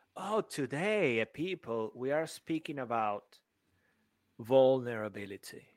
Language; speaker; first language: English; non-native, fluent; Spanish